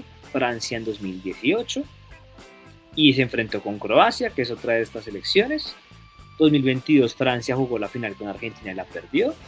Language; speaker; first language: Spanish; native; Spanish